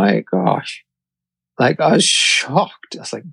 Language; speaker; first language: English; native; English